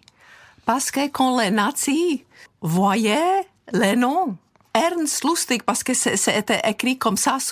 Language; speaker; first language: French; non-native, fluent; Czech